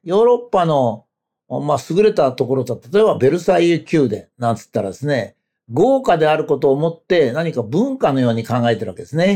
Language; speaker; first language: Japanese; native; Japanese